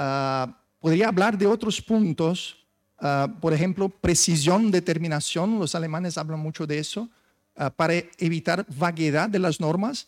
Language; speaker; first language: Spanish; non-native, fluent; Portuguese